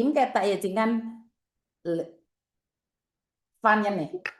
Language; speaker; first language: Chinese; non-native, fluent; Indonesian